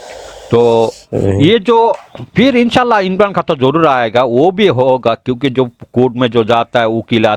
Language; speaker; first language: Hindi; non-native, learner; Bangla